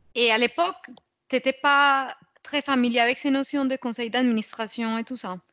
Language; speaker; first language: French; non-native, fluent; Spanish